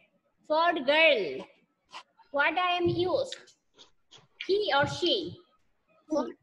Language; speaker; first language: English; non-native, learner; Bangla